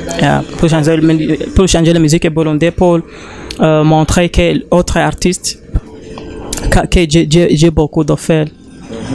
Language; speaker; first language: French; non-native, learner; Rundi